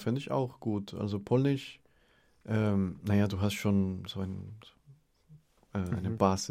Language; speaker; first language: German; non-native, fluent; Spanish